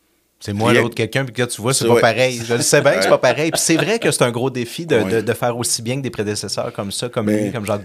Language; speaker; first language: French; native; French